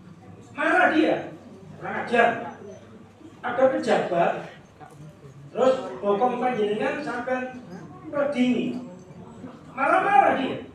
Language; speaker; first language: Indonesian; native; Indonesian